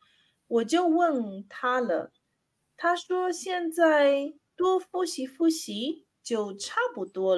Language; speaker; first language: Chinese; non-native, learner; Spanish